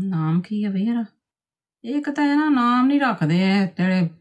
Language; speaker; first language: Urdu; non-native, local second language; Punjabi